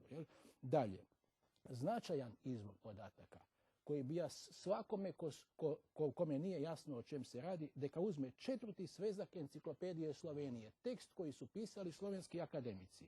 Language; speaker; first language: Croatian; native; Croatian